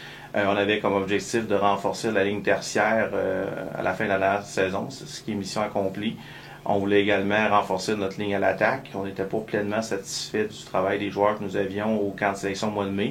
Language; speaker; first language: French; native; French